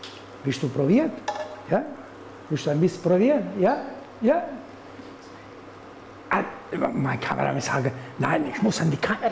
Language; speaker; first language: German; non-native, learner; Italian